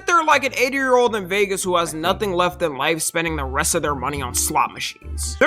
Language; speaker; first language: English; native; English